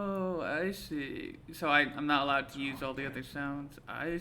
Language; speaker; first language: English; native; English